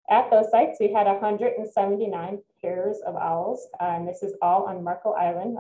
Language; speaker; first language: English; native; English